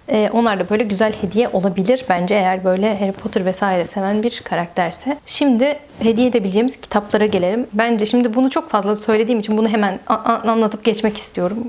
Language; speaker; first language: Turkish; native; Turkish